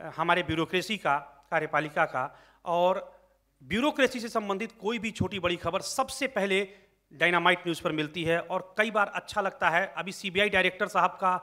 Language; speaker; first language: Hindi; native; Hindi